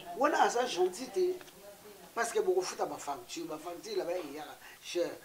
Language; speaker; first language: Lingala; native; Lingala